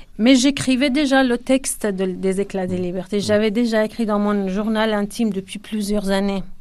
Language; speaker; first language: French; non-native, fluent; Kurdish